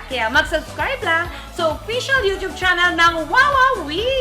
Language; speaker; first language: Filipino; native; Filipino